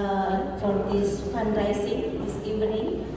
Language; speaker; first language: English; non-native, fluent; Indonesian